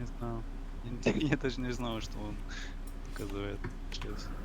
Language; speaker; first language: Russian; non-native, learner; English